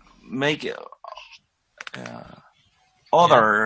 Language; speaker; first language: English; non-native, learner; Spanish